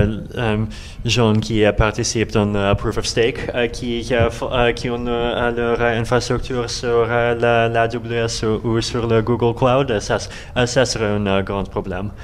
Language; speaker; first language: French; non-native, learner; Russian